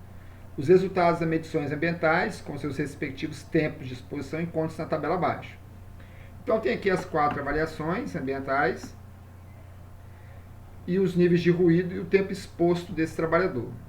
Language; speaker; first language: Portuguese; native; Portuguese